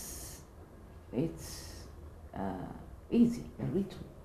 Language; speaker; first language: English; non-native, learner; Japanese